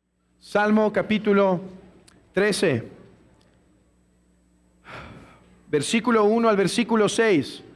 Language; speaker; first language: Spanish; native; Spanish